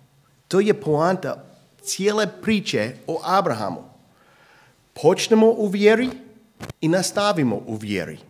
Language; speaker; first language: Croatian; non-native, fluent; English